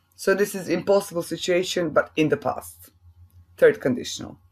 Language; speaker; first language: English; non-native, fluent; Serbian